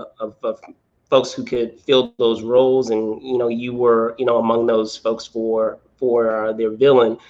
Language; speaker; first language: English; native; English